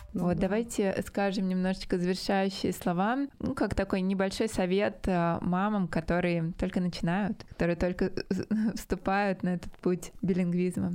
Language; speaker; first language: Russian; native; Russian